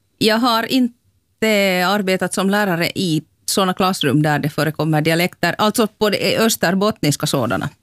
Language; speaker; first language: Swedish; native; Swedish